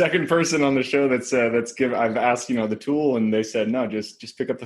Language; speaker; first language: English; native; English